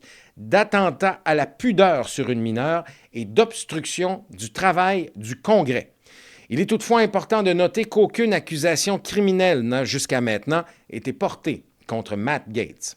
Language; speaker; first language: French; native; French